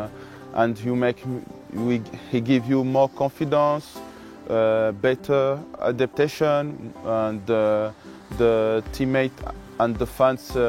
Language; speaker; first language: English; non-native, learner; French